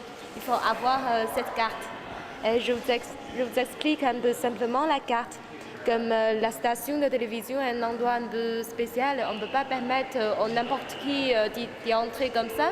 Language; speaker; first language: French; non-native, fluent; Chinese